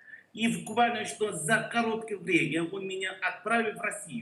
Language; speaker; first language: Russian; non-native, learner; Korean